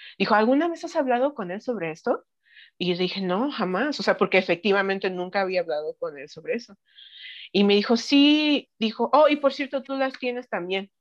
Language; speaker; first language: Spanish; early bilingual, heritage; Spanish